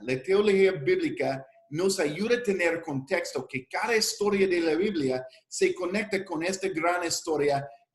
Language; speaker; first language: Spanish; non-native, fluent; English